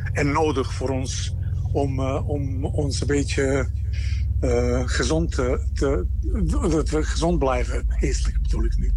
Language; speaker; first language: Dutch; non-native, fluent; Serbian